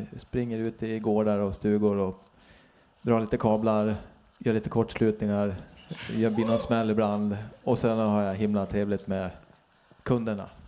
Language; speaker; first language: Swedish; native; Swedish